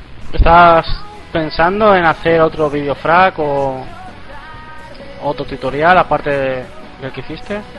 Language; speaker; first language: Spanish; native; Spanish